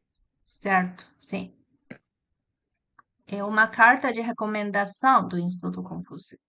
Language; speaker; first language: Portuguese; non-native, learner; Chinese